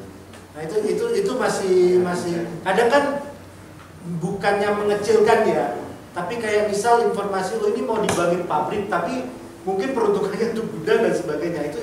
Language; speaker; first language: Indonesian; native; Indonesian